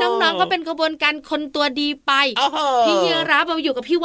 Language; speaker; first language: Thai; native; Thai